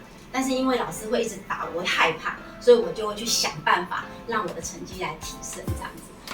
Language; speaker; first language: Chinese; non-native, local second language; Min Nan Chinese